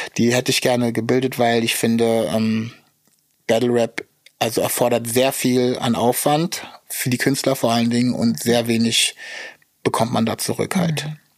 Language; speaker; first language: German; early bilingual, other home language; Russian